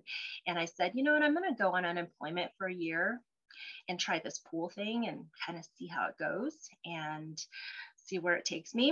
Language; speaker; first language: English; early bilingual, other home language; Cantonese